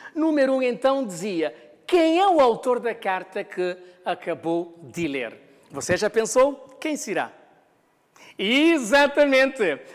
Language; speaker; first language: Portuguese; non-native, local second language; Kabuverdianu